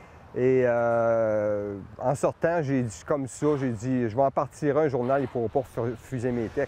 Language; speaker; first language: French; native; French